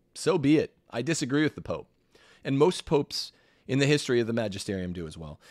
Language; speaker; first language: English; native; English